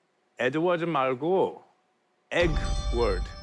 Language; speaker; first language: Korean; early bilingual, heritage; English